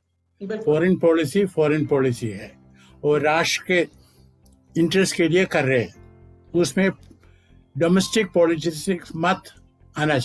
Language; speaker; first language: Hindi; non-native, fluent; Malayalam